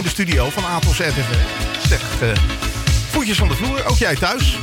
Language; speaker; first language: Dutch; native; Dutch